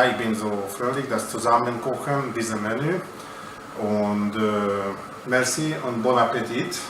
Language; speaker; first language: German; non-native, learner; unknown